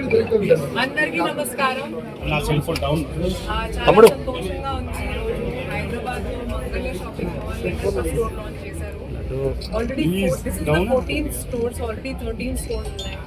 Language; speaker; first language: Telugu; non-native, fluent; Hindi